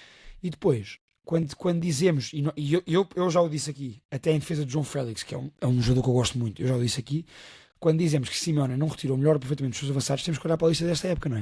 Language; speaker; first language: Portuguese; native; Portuguese